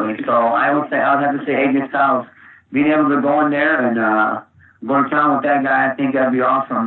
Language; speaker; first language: English; native; English